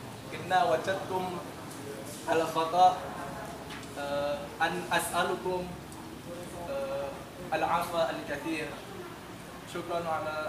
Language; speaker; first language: Arabic; non-native, learner; Indonesian